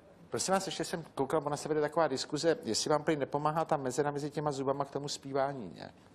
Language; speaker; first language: Czech; native; Czech